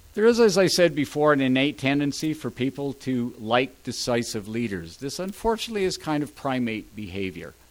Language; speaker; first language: English; native; English